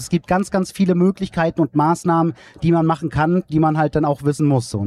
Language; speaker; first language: German; native; German